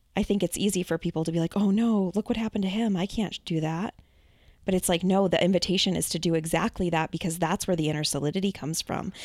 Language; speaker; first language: English; native; English